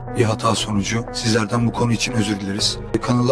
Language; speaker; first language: Turkish; native; Turkish